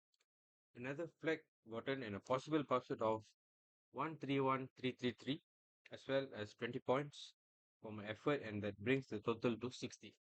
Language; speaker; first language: English; non-native, local second language; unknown